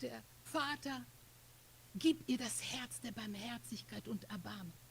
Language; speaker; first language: German; non-native, fluent; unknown